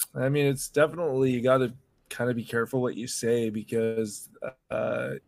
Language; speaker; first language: English; native; English